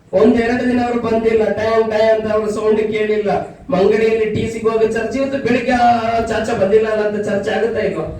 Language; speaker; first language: Kannada; non-native, local second language; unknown